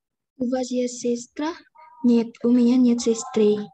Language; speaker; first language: Russian; non-native, learner; Indonesian